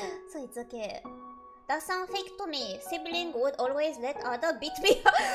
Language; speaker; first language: English; non-native, learner; Japanese